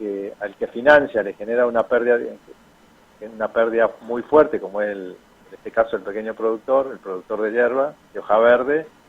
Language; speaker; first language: Spanish; native; Spanish